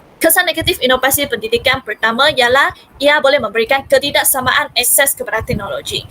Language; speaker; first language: Malay; non-native, local second language; Hakka Chinese